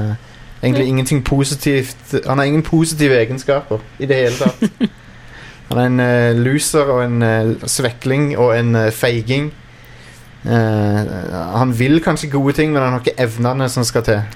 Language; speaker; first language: Norwegian; native; Norwegian